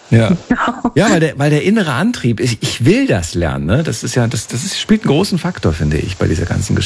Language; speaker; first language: German; native; German